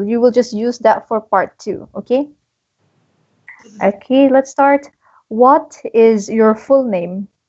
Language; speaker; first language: English; non-native, local second language; Filipino